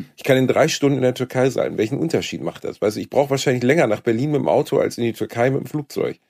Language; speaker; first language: German; native; German